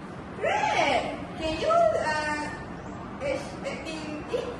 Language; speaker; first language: English; non-native, learner; Malay